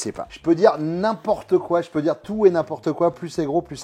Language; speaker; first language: French; native; French